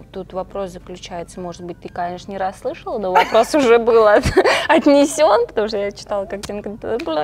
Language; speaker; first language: Russian; native; Russian